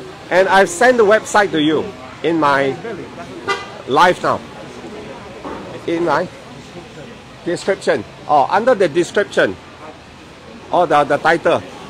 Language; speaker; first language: English; non-native, local second language; Chinese